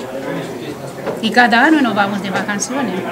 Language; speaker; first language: Spanish; non-native, learner; Romanian